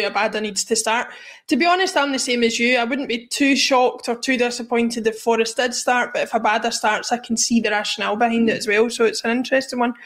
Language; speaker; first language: English; native; English